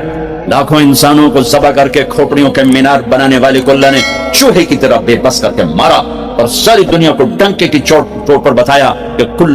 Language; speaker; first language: Hindi; non-native, local second language; Punjabi